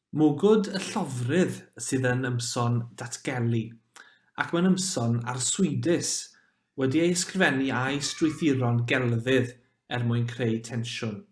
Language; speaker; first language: Welsh; native; Welsh